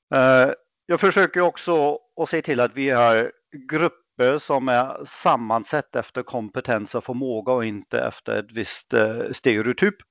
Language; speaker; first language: Swedish; non-native, fluent; German